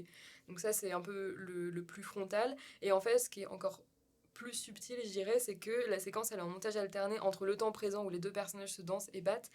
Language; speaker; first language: French; native; French